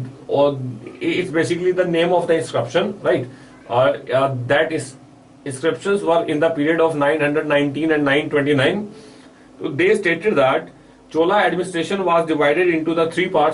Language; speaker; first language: English; non-native, local second language; Hindi